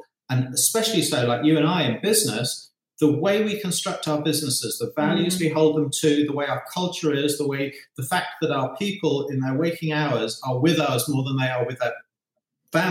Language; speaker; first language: English; native; English